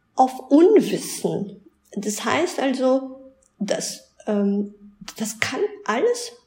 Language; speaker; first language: German; early bilingual, other home language; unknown